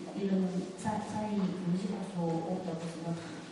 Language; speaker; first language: Korean; non-native, fluent; Chinese